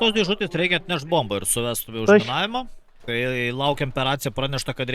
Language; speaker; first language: Lithuanian; native; Lithuanian